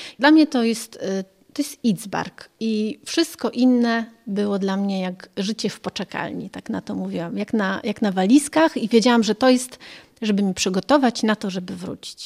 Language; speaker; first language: Polish; early bilingual, other home language; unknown